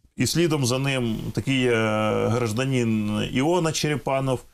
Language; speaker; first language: Ukrainian; native; Ukrainian